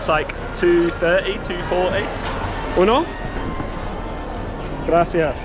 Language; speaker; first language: Spanish; non-native, learner; English